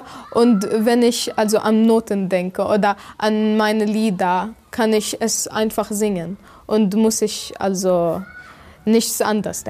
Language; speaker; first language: German; non-native, fluent; Arabic